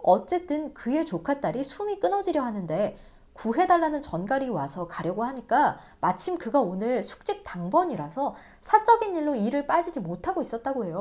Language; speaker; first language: Korean; native; Korean